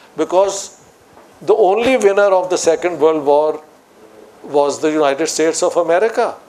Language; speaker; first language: English; non-native, local second language; Punjabi